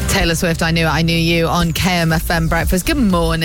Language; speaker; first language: English; native; English